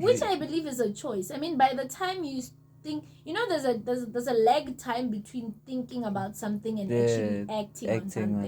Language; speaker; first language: English; non-native, local second language; Zulu